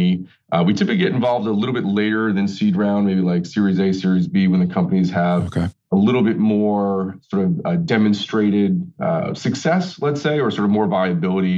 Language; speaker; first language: English; native; English